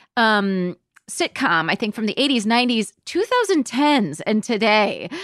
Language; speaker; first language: English; native; English